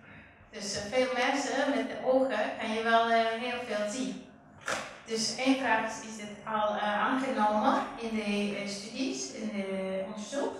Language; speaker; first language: Dutch; non-native, fluent; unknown